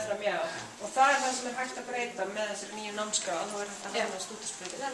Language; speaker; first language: Icelandic; native; Icelandic